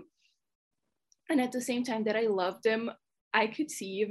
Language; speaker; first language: English; non-native, fluent; Portuguese